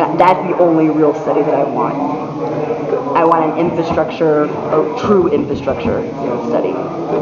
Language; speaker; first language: English; native; English